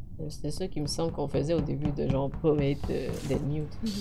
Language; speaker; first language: French; native; French